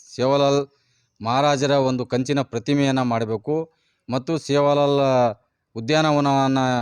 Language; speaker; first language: Kannada; non-native, local second language; Lambadi